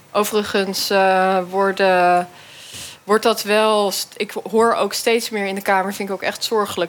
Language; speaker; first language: Dutch; native; Dutch